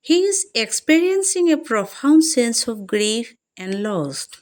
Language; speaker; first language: English; non-native, local second language; Assamese